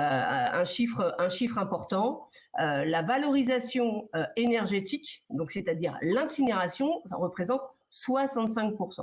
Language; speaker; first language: French; native; French